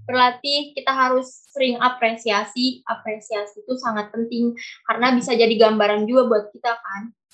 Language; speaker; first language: Indonesian; native; Indonesian